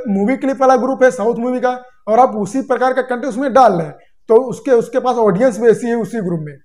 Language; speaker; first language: Hindi; native; Hindi